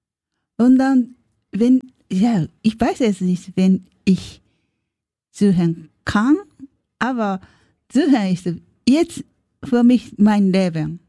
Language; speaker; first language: German; non-native, learner; Japanese